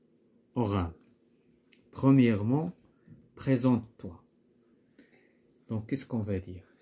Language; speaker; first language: French; non-native, local second language; Arabic